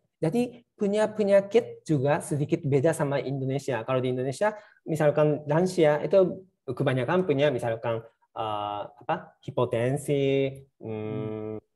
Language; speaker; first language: Indonesian; non-native, fluent; Japanese